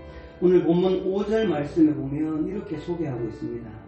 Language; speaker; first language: Korean; native; Korean